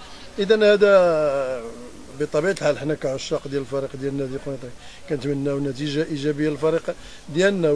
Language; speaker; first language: Arabic; native; Arabic